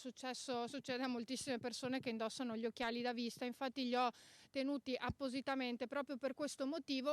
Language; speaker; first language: Italian; native; Italian